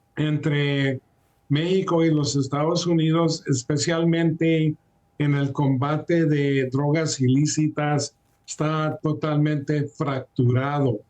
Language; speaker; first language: Spanish; early bilingual, heritage; Spanish